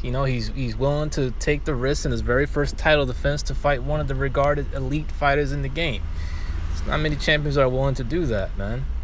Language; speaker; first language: English; native; English